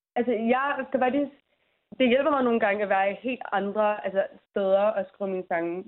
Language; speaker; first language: Danish; early bilingual, heritage; English